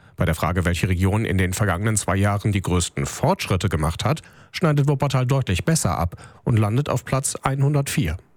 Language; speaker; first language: German; native; German